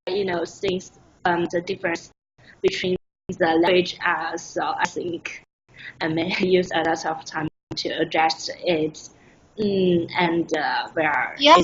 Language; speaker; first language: English; non-native, learner; Chinese